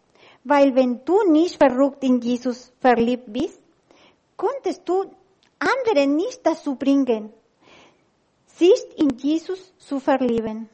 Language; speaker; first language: German; non-native, learner; Spanish